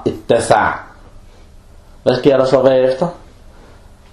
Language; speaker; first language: Danish; non-native, fluent; Arabic